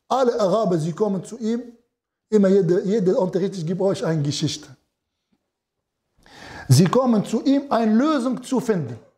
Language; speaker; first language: German; non-native, learner; Arabic